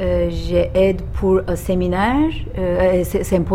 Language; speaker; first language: French; non-native, learner; Turkish